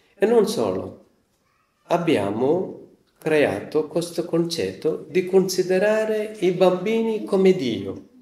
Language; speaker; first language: Italian; non-native, fluent; Malayalam